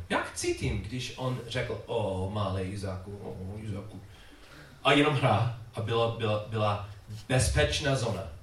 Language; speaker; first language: Czech; non-native, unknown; English